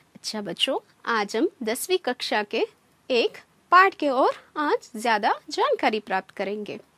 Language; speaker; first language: Hindi; non-native, local second language; Kannada